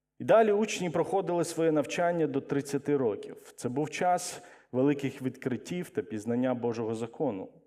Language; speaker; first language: Ukrainian; non-native, local second language; Russian